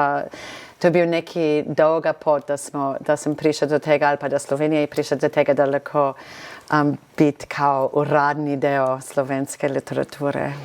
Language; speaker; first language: Slovenian; non-native, fluent; English